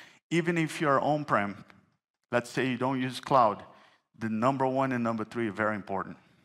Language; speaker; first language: English; non-native, fluent; Portuguese